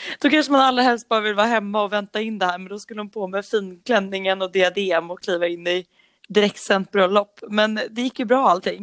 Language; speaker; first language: Swedish; native; Swedish